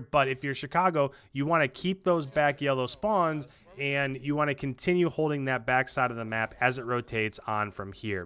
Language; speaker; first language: English; native; English